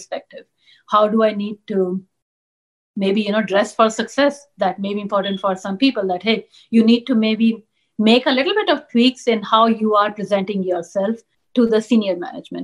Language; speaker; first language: English; non-native, local second language; Punjabi